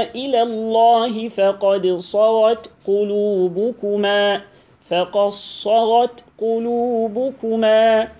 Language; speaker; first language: Arabic; non-native, fluent; Hausa